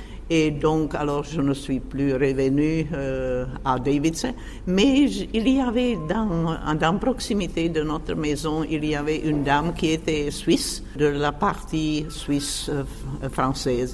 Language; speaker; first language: French; non-native, fluent; Czech